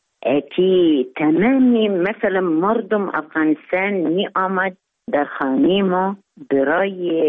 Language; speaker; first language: Persian; non-native, learner; Arabic